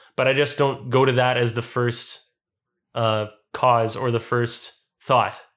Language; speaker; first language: English; native; English